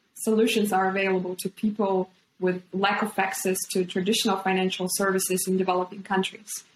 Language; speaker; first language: English; non-native, fluent; Ukrainian